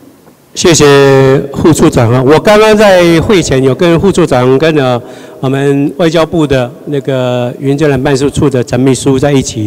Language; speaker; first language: Chinese; native; Chinese